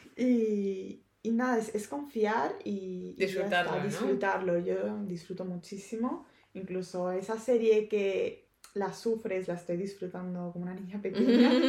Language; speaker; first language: Spanish; native; Spanish